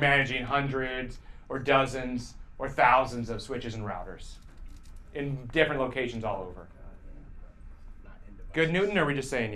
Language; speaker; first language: English; native; English